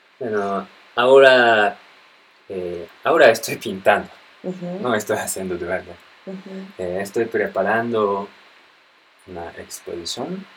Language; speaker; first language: Spanish; non-native, learner; Japanese